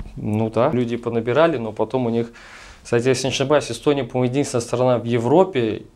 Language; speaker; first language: Russian; native; Russian